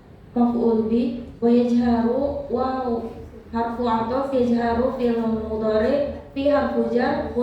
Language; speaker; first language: Arabic; non-native, learner; Indonesian